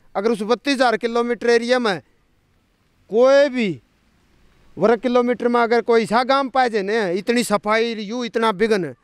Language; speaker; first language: Hindi; native; Hindi